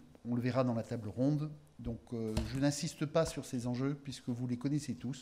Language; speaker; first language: French; native; French